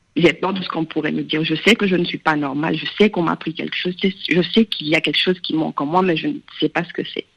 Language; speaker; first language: French; non-native, local second language; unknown